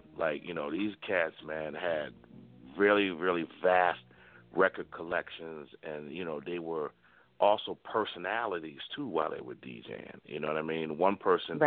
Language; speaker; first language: English; native; English